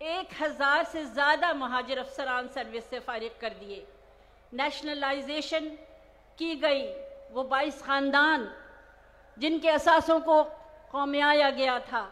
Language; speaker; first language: Urdu; native; Urdu